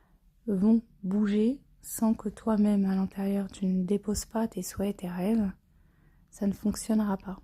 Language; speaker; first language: French; native; French